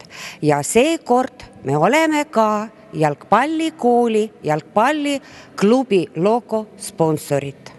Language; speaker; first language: Estonian; non-native, local second language; Russian